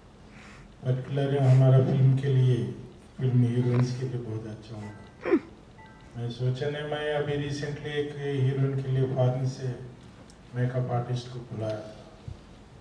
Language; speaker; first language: Hindi; non-native, local second language; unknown